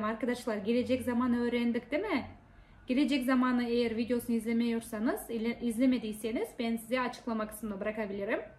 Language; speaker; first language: Turkish; non-native, fluent; Kazakh